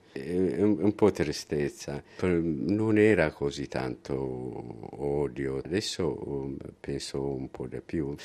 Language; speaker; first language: Italian; non-native, learner; Amharic